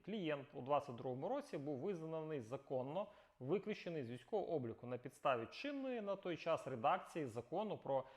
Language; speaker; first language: Ukrainian; native; Ukrainian